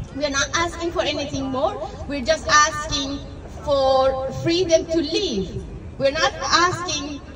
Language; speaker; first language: English; non-native, fluent; Persian